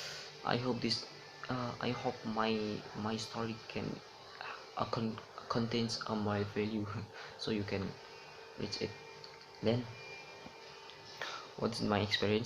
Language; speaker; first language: English; non-native, learner; Indonesian